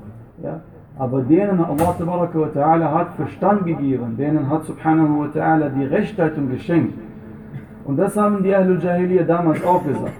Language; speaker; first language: German; non-native, fluent; Arabic